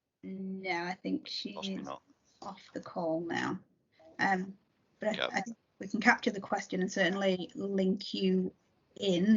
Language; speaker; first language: English; native; English